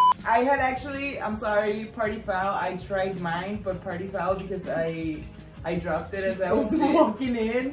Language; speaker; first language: English; early bilingual, other home language; Spanish